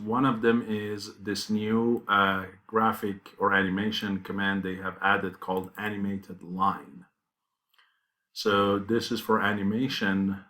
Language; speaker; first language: English; non-native, fluent; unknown